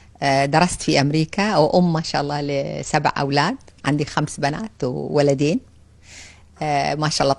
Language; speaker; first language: Arabic; native; Arabic